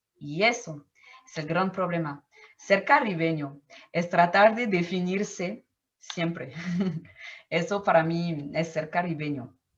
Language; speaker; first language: Spanish; non-native, fluent; French